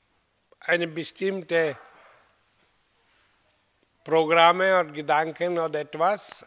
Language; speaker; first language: German; non-native, fluent; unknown